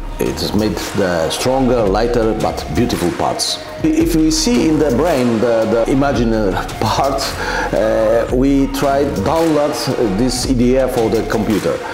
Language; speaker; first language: English; non-native, learner; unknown